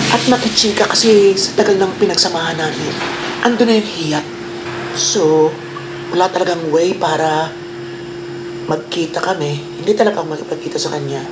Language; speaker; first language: Filipino; native; Filipino